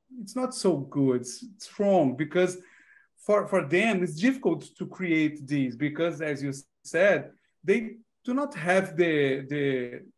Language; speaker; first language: English; non-native, learner; Portuguese